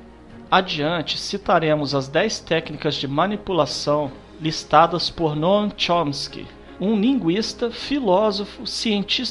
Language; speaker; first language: Portuguese; native; Portuguese